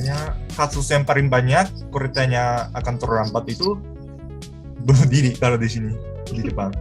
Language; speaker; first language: Indonesian; non-native, fluent; Japanese